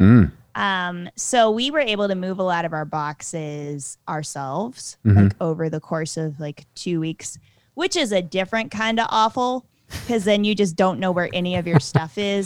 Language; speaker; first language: English; native; English